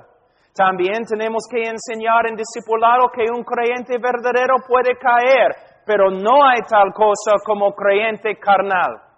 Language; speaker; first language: Spanish; non-native, fluent; English